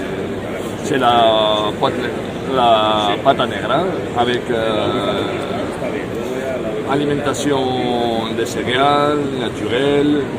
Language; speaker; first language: French; non-native, fluent; Spanish